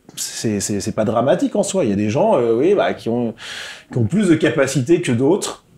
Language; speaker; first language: French; native; French